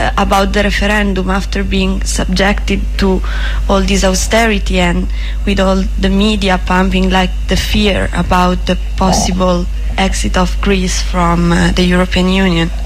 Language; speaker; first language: English; non-native, fluent; Italian